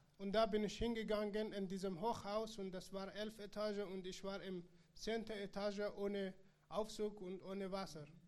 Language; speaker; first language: German; non-native, learner; Persian